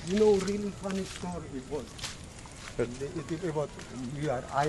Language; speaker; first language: English; non-native, learner; Indonesian